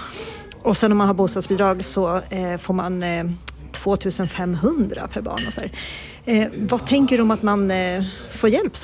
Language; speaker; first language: Swedish; native; Swedish